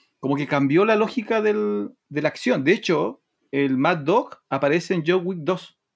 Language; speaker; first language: Spanish; native; Spanish